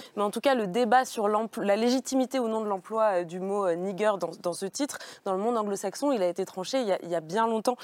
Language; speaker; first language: French; native; French